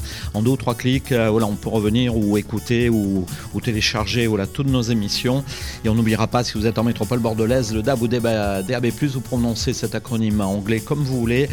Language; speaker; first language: French; native; French